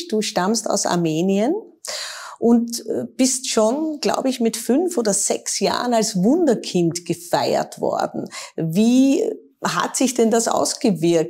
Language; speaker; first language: German; native; German